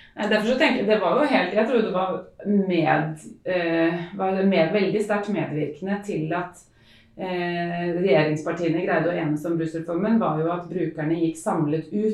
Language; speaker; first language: Norwegian; native; Norwegian